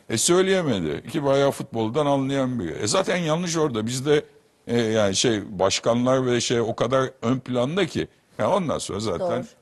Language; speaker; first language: Turkish; native; Turkish